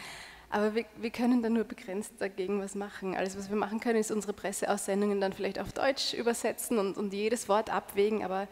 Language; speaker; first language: German; native; German